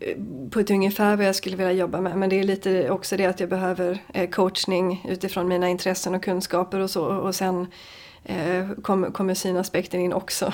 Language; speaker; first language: Swedish; native; Swedish